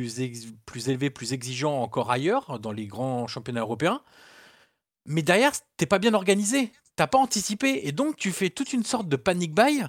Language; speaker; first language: French; native; French